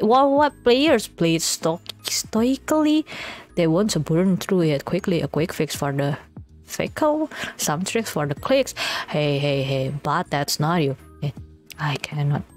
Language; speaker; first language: English; non-native, fluent; Indonesian